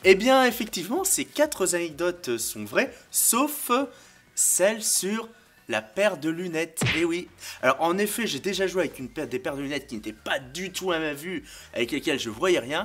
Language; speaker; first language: French; native; French